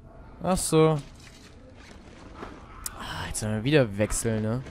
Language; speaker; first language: German; native; German